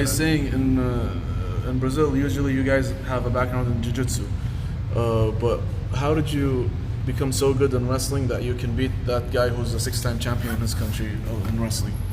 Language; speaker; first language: English; non-native, fluent; Arabic